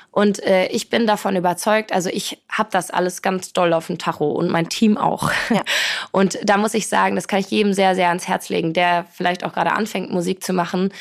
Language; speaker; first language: German; early bilingual, other home language; Polish